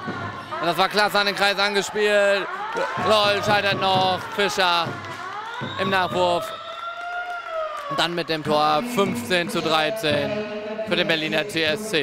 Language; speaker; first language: German; native; German